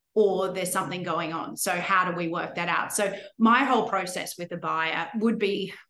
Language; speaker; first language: English; native; English